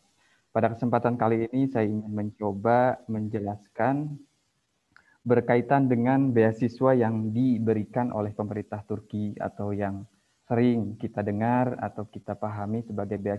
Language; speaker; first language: Indonesian; native; Indonesian